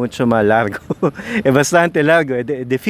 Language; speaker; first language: Spanish; non-native, fluent; Filipino